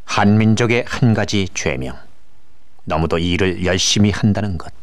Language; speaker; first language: Korean; native; Korean